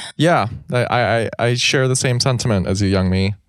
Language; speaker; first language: English; native; English